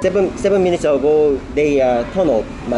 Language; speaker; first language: English; non-native, learner; Korean